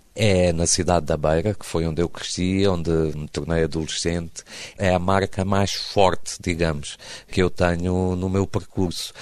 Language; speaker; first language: Portuguese; native; Portuguese